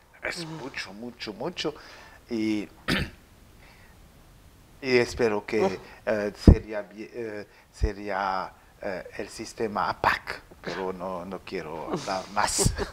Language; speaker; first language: Spanish; non-native, learner; French